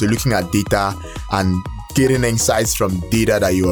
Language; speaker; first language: English; non-native, local second language; Igbo